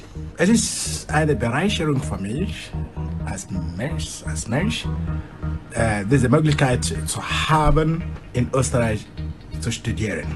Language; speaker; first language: German; non-native, fluent; Igbo